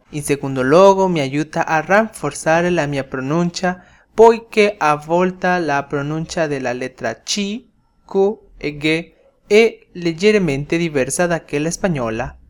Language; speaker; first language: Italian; non-native, learner; Spanish